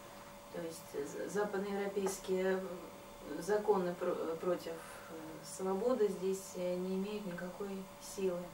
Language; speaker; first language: Russian; non-native, fluent; Dutch